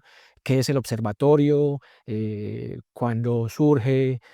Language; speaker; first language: Spanish; native; Spanish